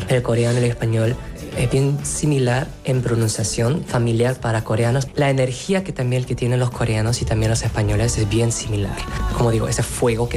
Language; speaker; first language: Spanish; non-native, fluent; Korean